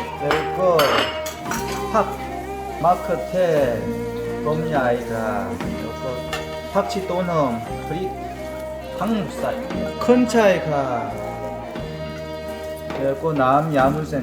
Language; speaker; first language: Thai; non-native, learner; Korean